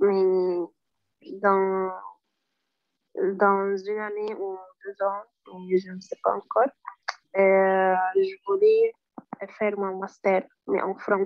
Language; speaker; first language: French; non-native, learner; Arabic